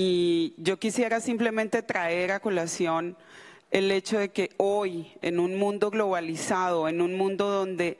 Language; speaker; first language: Spanish; non-native, local second language; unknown